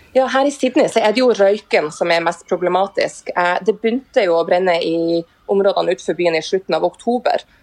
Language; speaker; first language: Norwegian; native; Norwegian